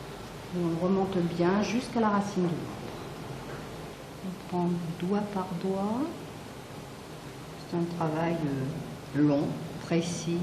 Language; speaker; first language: French; native; French